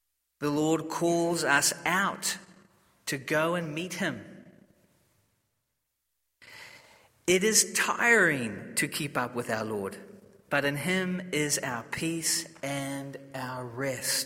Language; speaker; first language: English; native; English